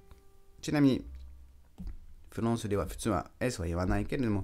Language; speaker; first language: Japanese; non-native, fluent; French